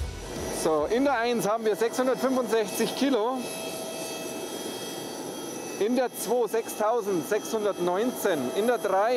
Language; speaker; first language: German; native; German